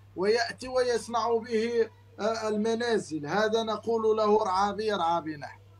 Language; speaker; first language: Arabic; non-native, local second language; Riffian